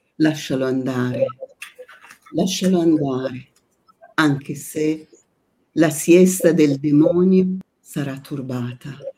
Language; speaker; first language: Italian; non-native, fluent; Persian